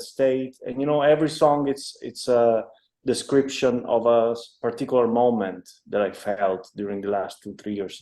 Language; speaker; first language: English; non-native, fluent; Italian